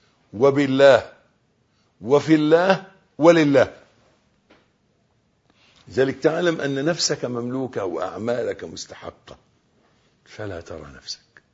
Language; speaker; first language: Arabic; native; Arabic